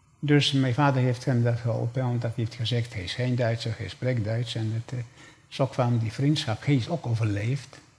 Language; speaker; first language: Dutch; non-native, fluent; Polish